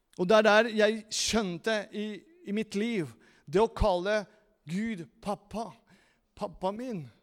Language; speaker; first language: Norwegian; non-native, fluent; Spanish